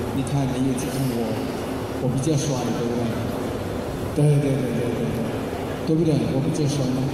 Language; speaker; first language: Chinese; non-native, fluent; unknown